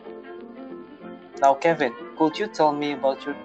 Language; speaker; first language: English; non-native, fluent; Indonesian